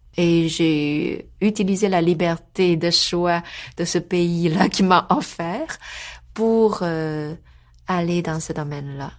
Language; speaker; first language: French; non-native, fluent; Chinese